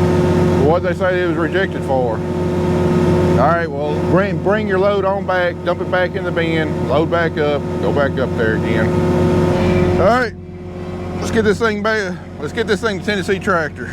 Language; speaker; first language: English; native; English